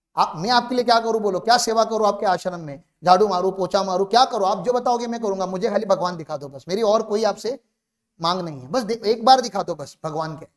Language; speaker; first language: Hindi; non-native, local second language; Marathi